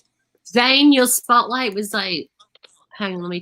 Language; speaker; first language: English; native; English